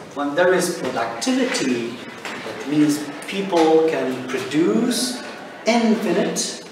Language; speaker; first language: English; non-native, fluent; Turkish